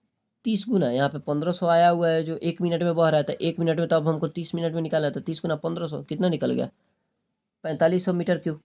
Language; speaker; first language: Hindi; native; Hindi